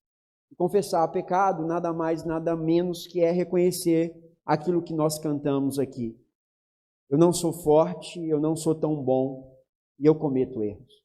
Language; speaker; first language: Portuguese; native; Portuguese